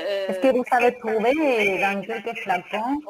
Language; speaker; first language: French; non-native, learner; Spanish